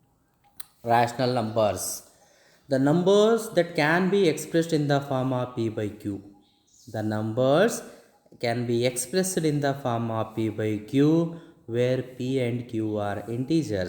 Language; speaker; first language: English; non-native, local second language; Kannada